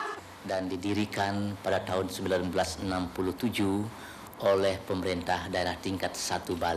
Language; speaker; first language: Indonesian; native; Indonesian